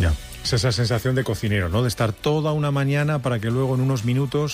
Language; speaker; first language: Spanish; native; Spanish